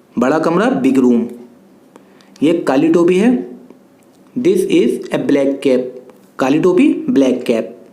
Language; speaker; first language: Urdu; native; Urdu